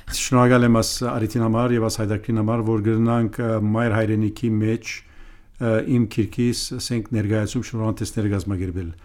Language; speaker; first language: Armenian; early bilingual, heritage; Armenian